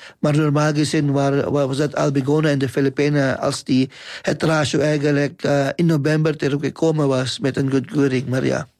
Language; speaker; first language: Dutch; non-native, fluent; Filipino